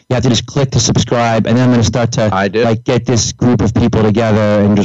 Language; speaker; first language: English; native; English